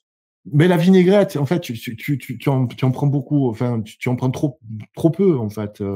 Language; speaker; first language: French; native; French